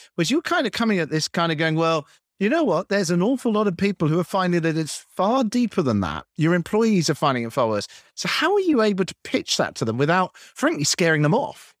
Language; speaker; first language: English; native; English